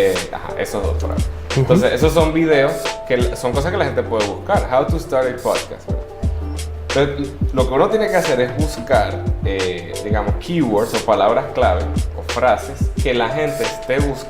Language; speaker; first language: Spanish; native; Spanish